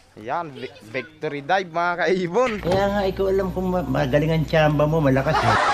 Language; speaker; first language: Filipino; native; Filipino